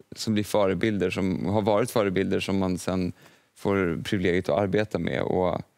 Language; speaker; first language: Swedish; native; Swedish